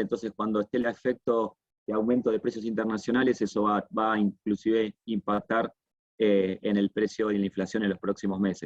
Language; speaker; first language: Spanish; native; Spanish